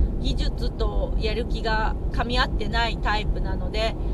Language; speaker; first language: Japanese; native; Japanese